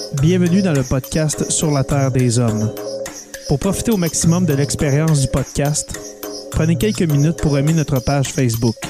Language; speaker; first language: French; native; French